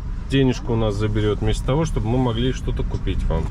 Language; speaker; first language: Russian; native; Russian